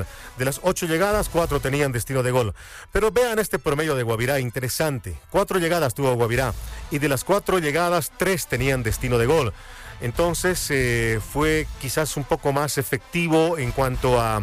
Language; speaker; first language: Spanish; native; Spanish